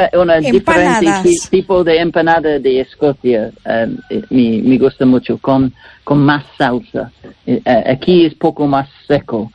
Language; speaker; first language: Spanish; non-native, learner; English